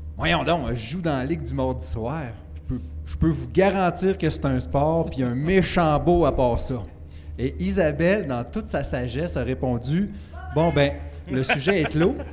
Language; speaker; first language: French; native; French